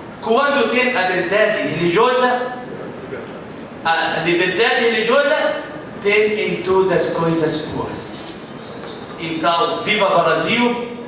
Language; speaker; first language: Portuguese; non-native, learner; Arabic